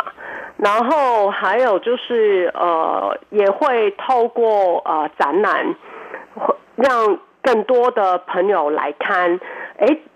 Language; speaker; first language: Chinese; non-native, local second language; Cantonese